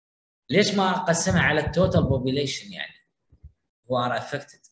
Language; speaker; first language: Arabic; native; Arabic